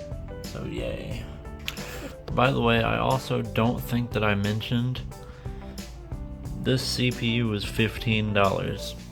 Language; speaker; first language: English; native; English